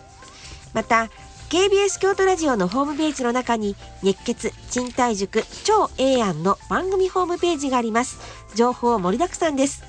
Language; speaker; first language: Japanese; native; Japanese